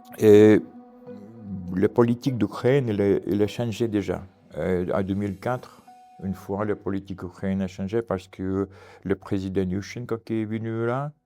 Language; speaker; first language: French; non-native, learner; Ukrainian